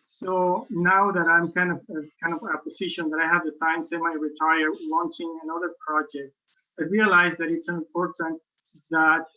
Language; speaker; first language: English; non-native, fluent; Spanish